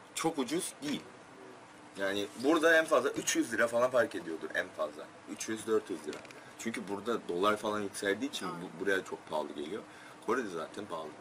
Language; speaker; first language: Turkish; non-native, fluent; Korean